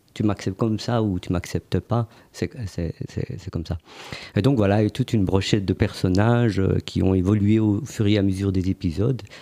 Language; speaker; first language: French; native; French